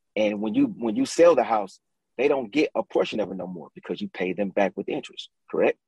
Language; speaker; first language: English; native; English